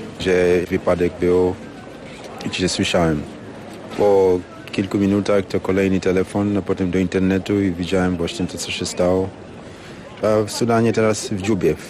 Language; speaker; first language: Polish; non-native, fluent; Swahili